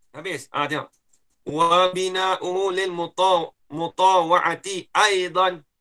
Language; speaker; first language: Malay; native; Malay